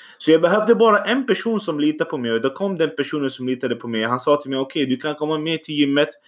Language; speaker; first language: Swedish; early bilingual, other home language; Arabic